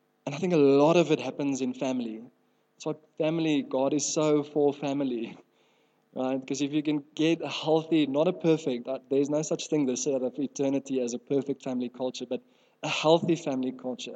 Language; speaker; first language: English; non-native, local second language; Afrikaans